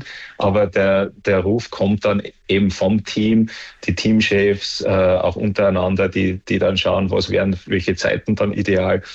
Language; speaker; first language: German; native; German